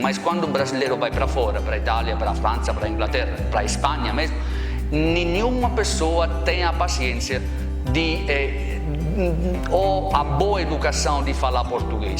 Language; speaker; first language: Portuguese; non-native, fluent; Italian